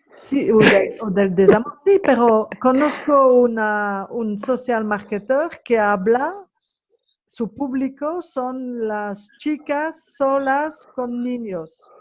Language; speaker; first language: Spanish; non-native, fluent; French